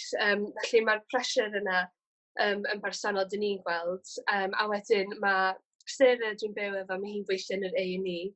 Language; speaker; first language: Welsh; native; Welsh